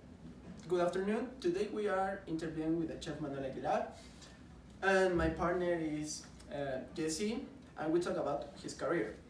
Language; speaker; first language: English; non-native, learner; Spanish